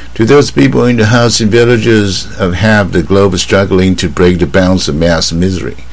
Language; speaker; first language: English; non-native, fluent; Chinese